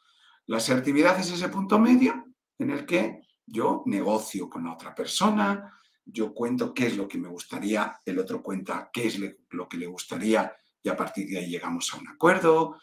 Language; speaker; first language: Spanish; native; Spanish